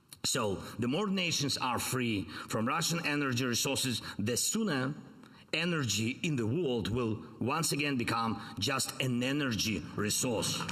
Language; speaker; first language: English; non-native, fluent; Ukrainian